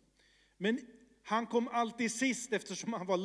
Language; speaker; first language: Swedish; early bilingual, other home language; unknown